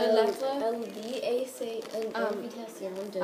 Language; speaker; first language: French; non-native, learner; English